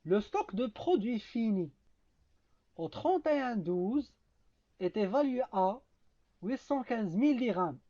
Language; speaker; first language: French; non-native, local second language; Arabic